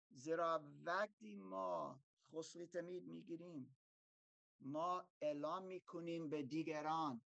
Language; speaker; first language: Persian; non-native, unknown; German